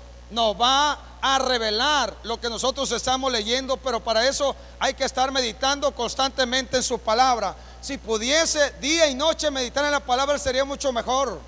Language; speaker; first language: Spanish; native; Spanish